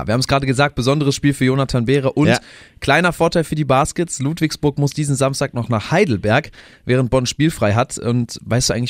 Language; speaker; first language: German; native; German